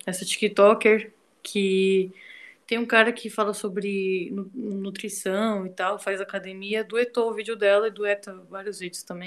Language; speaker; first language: Portuguese; native; Portuguese